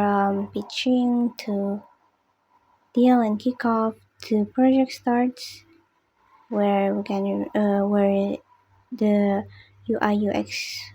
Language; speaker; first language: English; non-native, learner; Indonesian